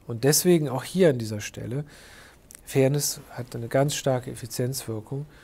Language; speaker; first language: German; native; German